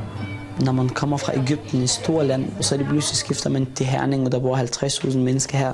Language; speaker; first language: Danish; non-native, fluent; Arabic